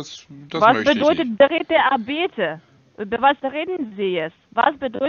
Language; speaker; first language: German; non-native, fluent; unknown